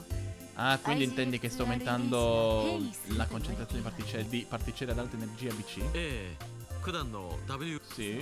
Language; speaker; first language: Italian; native; Italian